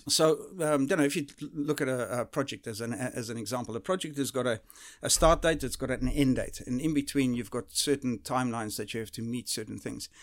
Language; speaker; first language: English; early bilingual, other home language; Dutch